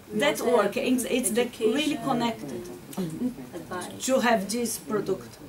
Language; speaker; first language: English; non-native, learner; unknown